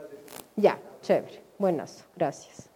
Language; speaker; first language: Spanish; native; Spanish